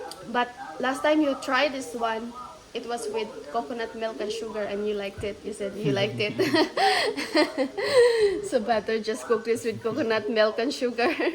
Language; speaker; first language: English; non-native, local second language; Cebuano